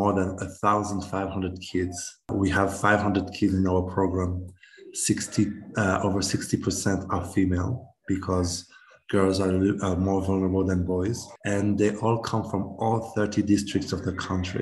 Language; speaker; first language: English; non-native, local second language; Kinyarwanda